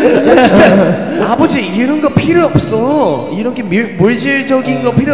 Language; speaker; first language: Korean; non-native, fluent; Chinese